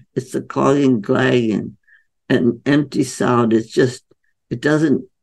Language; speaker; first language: English; native; English